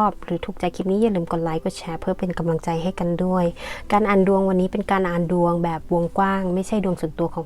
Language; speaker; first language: Thai; native; Thai